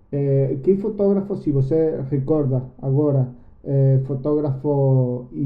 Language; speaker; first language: Portuguese; non-native, learner; Spanish